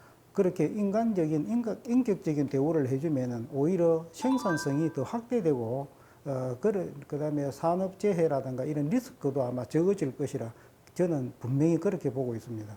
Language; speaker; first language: Korean; native; Korean